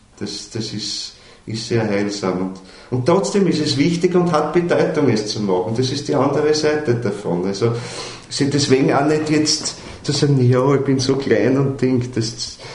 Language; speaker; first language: German; native; German